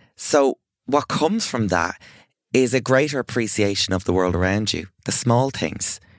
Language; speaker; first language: English; native; English